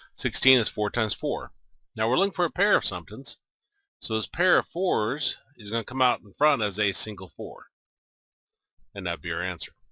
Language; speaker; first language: English; native; English